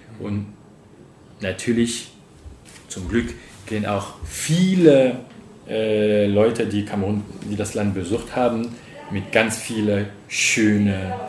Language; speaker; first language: German; non-native, fluent; French